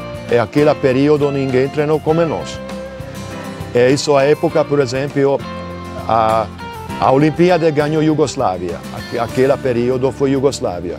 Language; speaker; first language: Portuguese; non-native, learner; Hungarian